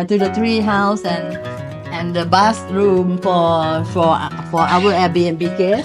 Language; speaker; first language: English; non-native, local second language; Thai